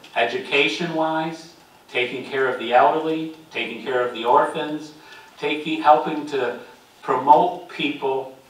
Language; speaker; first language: English; native; English